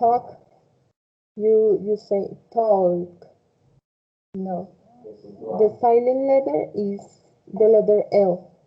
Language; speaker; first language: English; non-native, fluent; Spanish